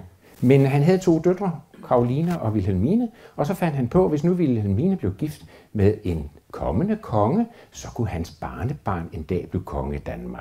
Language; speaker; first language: Danish; native; Danish